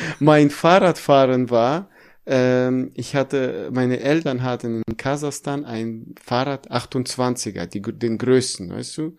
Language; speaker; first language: German; early bilingual, other home language; Russian